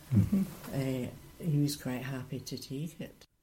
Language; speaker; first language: English; native; English